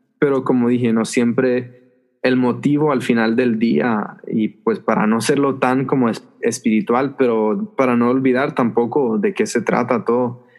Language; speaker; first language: Spanish; early bilingual, heritage; Spanish